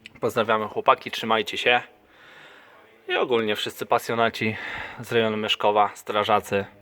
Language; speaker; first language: Polish; native; Polish